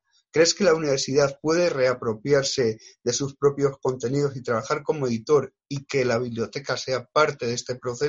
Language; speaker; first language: Spanish; native; Spanish